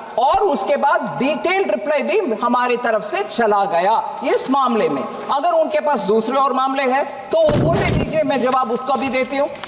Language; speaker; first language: Hindi; non-native, local second language; Tamil